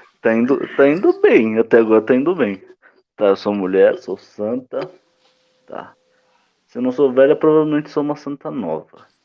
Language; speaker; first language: Portuguese; native; Portuguese